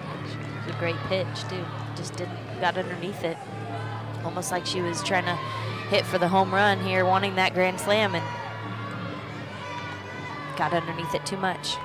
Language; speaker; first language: English; native; English